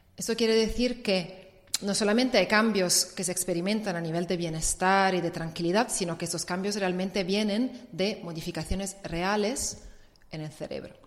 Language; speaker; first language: Spanish; non-native, fluent; Italian